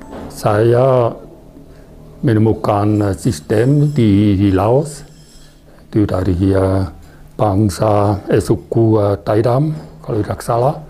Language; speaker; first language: Indonesian; non-native, fluent; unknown